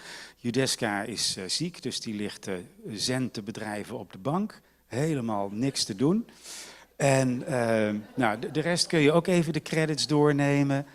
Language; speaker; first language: Dutch; native; Dutch